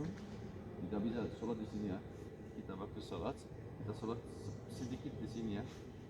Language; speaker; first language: Indonesian; non-native, learner; Turkish